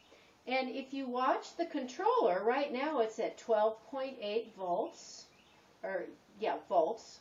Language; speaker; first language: English; native; English